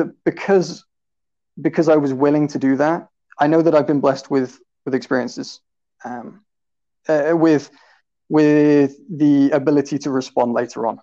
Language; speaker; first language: English; native; English